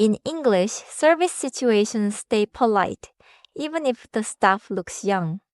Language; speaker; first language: English; non-native, fluent; Korean